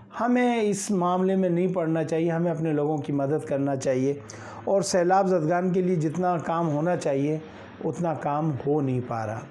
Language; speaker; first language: Urdu; native; Urdu